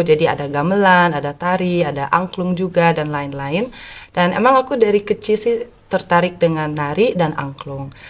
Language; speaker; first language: Indonesian; early bilingual, heritage; Indonesian